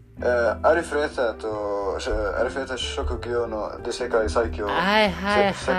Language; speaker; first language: Japanese; non-native, learner; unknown